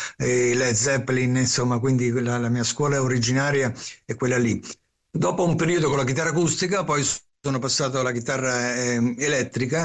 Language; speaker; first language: Italian; native; Italian